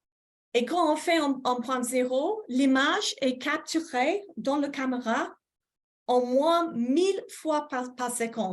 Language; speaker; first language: French; non-native, fluent; English